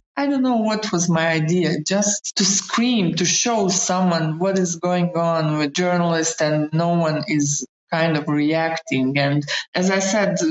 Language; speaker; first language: English; non-native, fluent; Bosnian